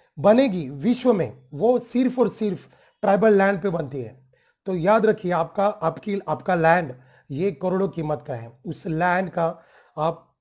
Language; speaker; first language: Hindi; non-native, local second language; Marathi